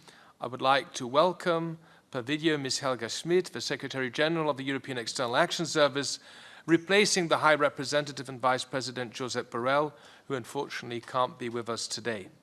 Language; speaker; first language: English; non-native, fluent; German